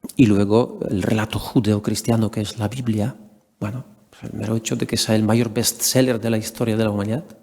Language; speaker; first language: Spanish; non-native, fluent; Polish